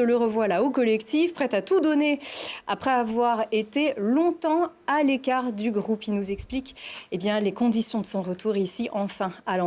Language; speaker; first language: French; native; French